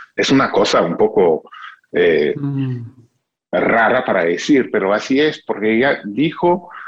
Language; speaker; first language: Spanish; non-native, fluent; English